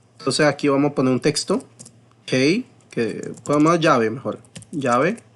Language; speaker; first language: Spanish; early bilingual, heritage; Spanish